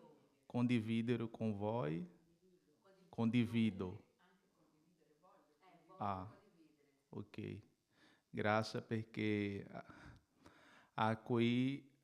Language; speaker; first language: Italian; non-native, learner; Portuguese